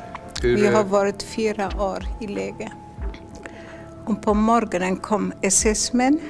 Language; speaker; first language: Swedish; non-native, fluent; Polish